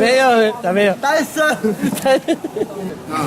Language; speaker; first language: Chinese; non-native, learner; Russian